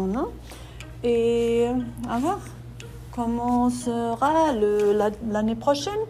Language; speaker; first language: French; non-native, fluent; English